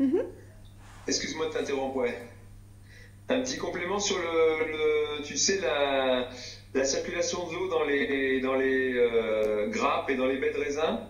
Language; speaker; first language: French; native; French